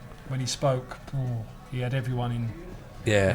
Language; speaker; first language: English; native; English